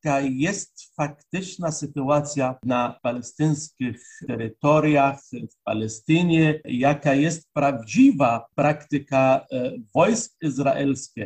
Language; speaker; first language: Polish; non-native, fluent; Arabic